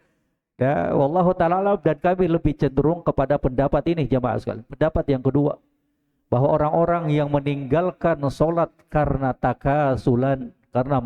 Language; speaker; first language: Indonesian; native; Indonesian